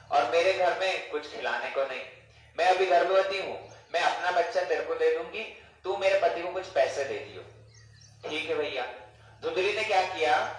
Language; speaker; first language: Hindi; non-native, fluent; English